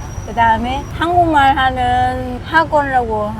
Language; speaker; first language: Korean; non-native, learner; Vietnamese